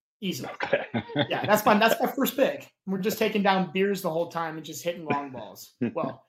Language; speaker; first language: English; native; English